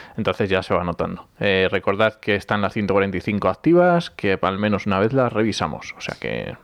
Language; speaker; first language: Spanish; native; Spanish